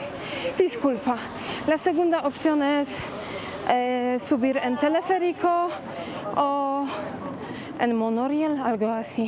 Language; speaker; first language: Spanish; non-native, fluent; Polish